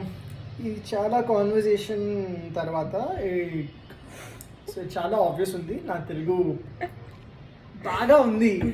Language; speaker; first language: Telugu; non-native, learner; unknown